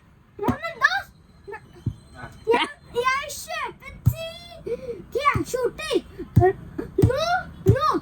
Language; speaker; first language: Norwegian; early bilingual, other home language; Gujarati